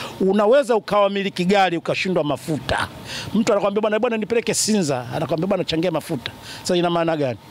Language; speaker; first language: Swahili; native; Swahili